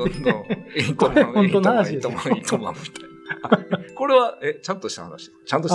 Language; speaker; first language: Japanese; native; Japanese